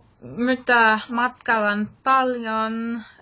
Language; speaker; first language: Finnish; non-native, learner; English